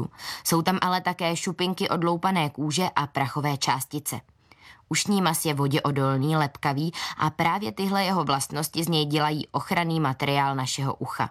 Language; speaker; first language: Czech; native; Czech